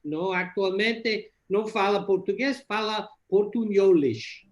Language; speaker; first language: Portuguese; non-native, learner; English